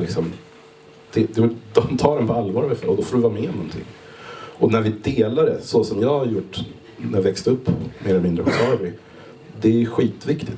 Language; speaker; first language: Swedish; native; Swedish